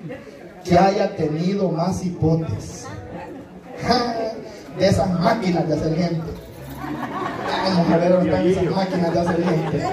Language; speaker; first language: Spanish; native; Spanish